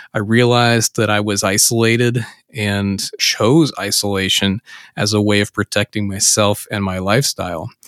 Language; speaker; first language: English; native; English